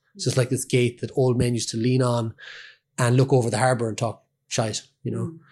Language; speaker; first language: English; native; English